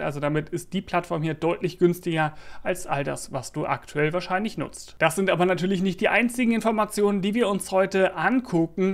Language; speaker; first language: German; native; German